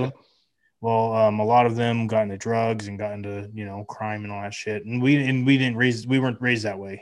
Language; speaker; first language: English; native; English